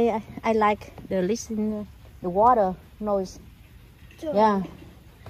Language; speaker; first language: English; non-native, learner; Vietnamese